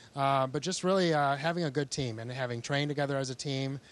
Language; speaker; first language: English; early bilingual, other home language; Spanish